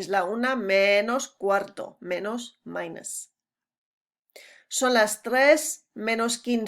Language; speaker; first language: Spanish; non-native, fluent; English